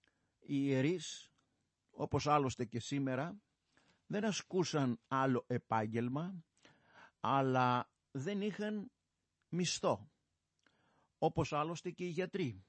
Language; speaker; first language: Greek; native; Greek